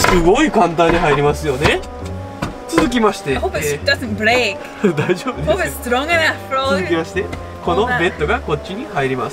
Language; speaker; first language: Japanese; native; Japanese